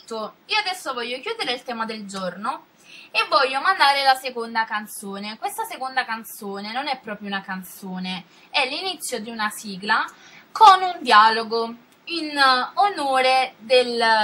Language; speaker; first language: Italian; native; Italian